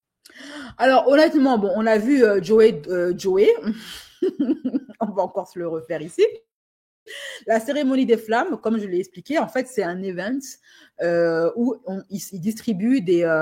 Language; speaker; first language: French; native; French